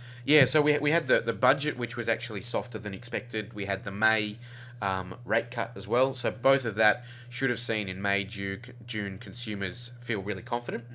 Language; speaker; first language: English; native; English